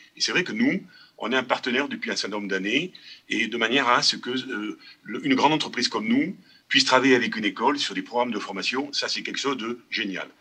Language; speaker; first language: French; native; French